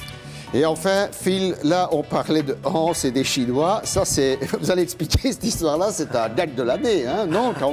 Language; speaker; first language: French; native; French